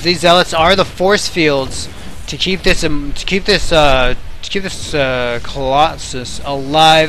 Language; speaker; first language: English; native; English